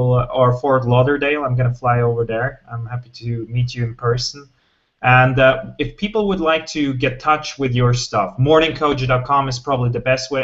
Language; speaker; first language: English; non-native, fluent; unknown